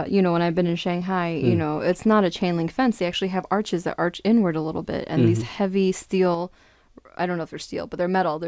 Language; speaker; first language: English; native; English